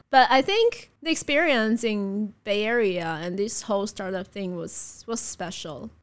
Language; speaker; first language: English; non-native, fluent; Chinese